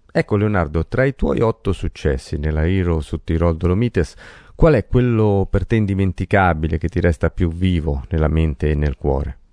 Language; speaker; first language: Italian; native; Italian